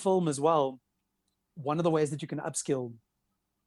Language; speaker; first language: English; native; English